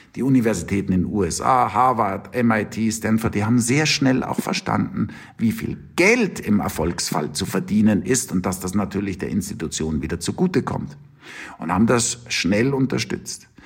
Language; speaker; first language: German; native; German